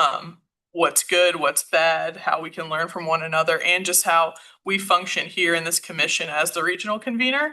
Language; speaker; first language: English; native; English